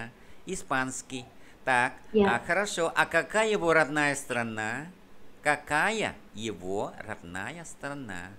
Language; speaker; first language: Russian; non-native, fluent; Vietnamese